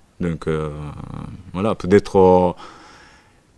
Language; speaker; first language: French; non-native, learner; Japanese